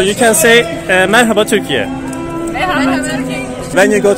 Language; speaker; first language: English; non-native, learner; Turkish